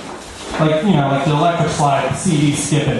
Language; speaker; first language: English; native; English